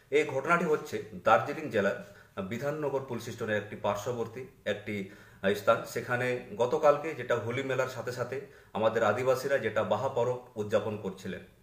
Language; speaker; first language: Bangla; non-native, local second language; Santali